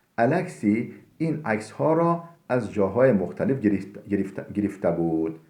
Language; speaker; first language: Persian; non-native, fluent; Turkish